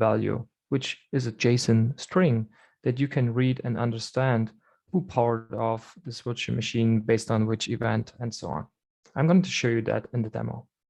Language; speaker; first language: English; non-native, fluent; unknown